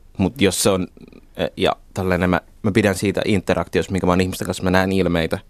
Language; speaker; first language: Finnish; early bilingual, other home language; Somali